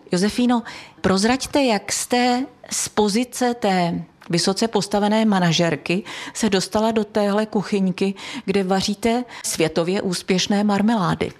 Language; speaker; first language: Czech; native; Czech